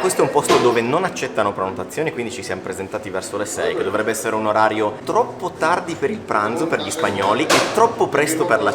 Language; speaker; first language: Italian; native; Italian